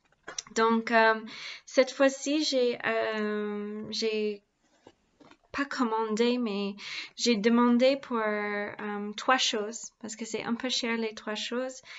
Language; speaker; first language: French; non-native, learner; English